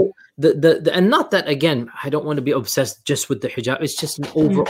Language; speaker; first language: English; native; English